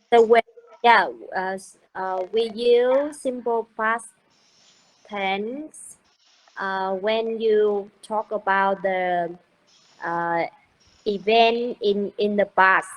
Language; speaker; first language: English; non-native, learner; Vietnamese